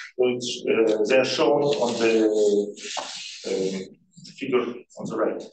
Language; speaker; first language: English; non-native, fluent; Russian